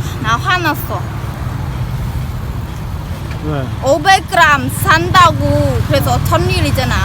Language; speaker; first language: Korean; non-native, learner; Khmer